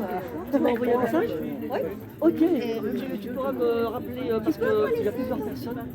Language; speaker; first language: French; native; French